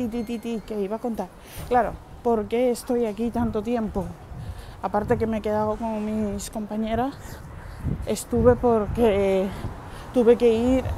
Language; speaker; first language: Spanish; non-native, fluent; Georgian